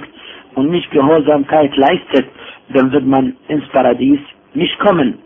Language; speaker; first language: German; non-native, fluent; Arabic